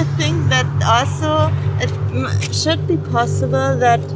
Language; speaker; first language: English; non-native, fluent; German